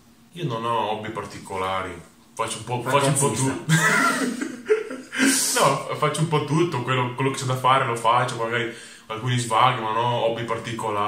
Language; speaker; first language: Italian; early bilingual, other home language; Russian